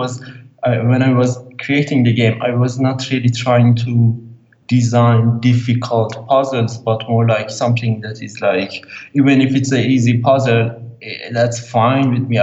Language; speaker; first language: English; non-native, fluent; Persian